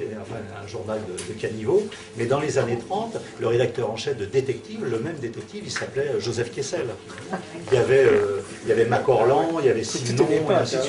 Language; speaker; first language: French; native; French